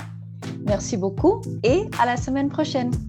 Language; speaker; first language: French; non-native, fluent; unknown